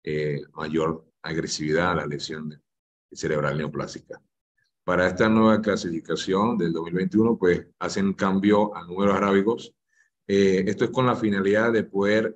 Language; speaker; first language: Spanish; native; Spanish